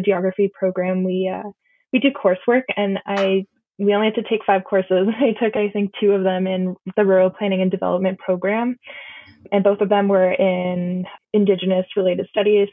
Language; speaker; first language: English; native; English